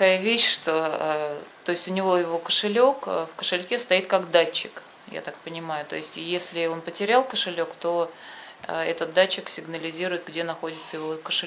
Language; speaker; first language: Russian; native; Russian